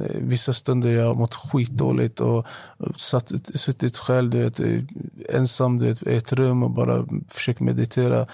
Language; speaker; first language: Swedish; non-native, fluent; Arabic